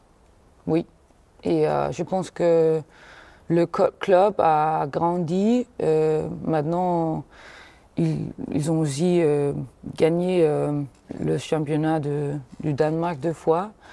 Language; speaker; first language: French; non-native, fluent; Danish